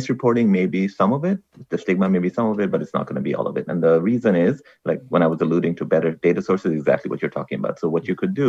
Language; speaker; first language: English; non-native, local second language; Bangla